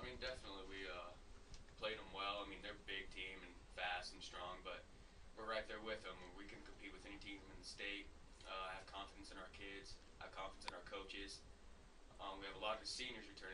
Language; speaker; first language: English; native; English